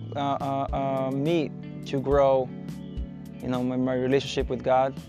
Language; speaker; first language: English; non-native, fluent; Portuguese